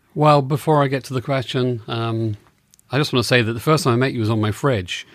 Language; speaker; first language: English; native; English